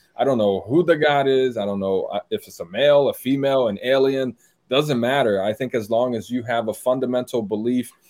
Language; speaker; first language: English; early bilingual, other home language; Portuguese